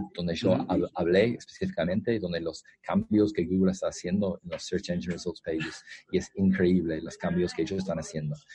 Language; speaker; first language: Spanish; non-native, fluent; English